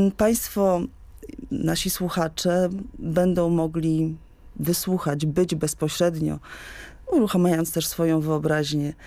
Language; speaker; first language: Polish; native; Polish